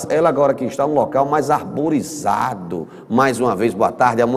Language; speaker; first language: Portuguese; native; Portuguese